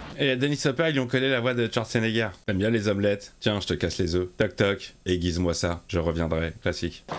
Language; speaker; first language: French; native; French